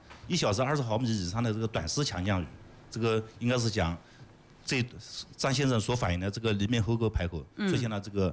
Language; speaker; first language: Chinese; native; Chinese